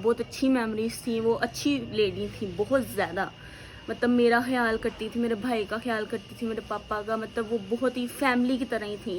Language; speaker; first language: Hindi; native; Hindi